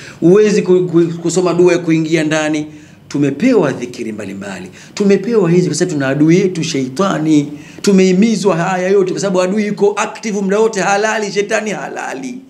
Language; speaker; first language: Swahili; native; Swahili